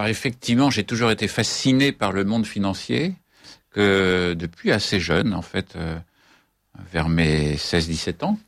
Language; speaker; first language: French; native; French